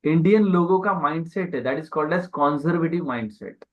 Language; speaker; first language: Hindi; non-native, local second language; Marathi